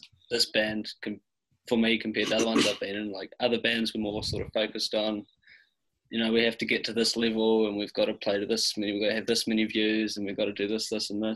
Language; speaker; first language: English; native; English